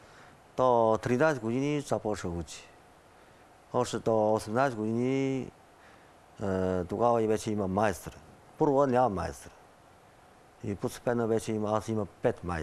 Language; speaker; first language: Bulgarian; non-native, learner; Chinese